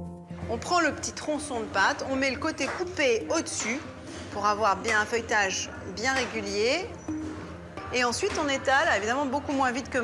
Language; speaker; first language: French; native; French